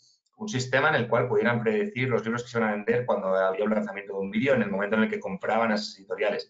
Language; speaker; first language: Spanish; native; Spanish